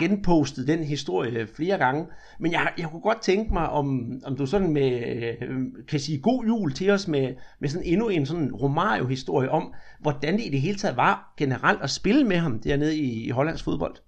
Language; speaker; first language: Danish; native; Danish